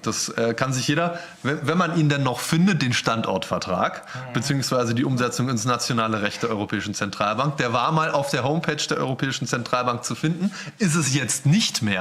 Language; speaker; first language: German; native; German